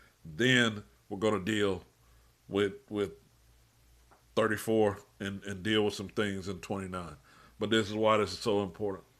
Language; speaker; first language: English; native; English